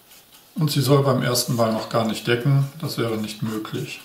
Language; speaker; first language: German; native; German